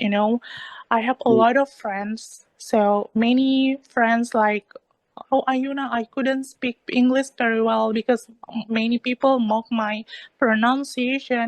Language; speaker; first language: English; non-native, learner; Indonesian